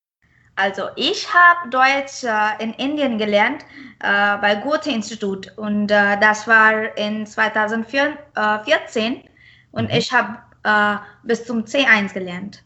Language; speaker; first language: German; non-native, fluent; Marathi